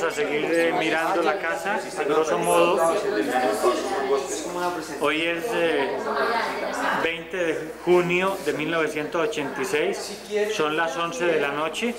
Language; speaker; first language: Spanish; native; Spanish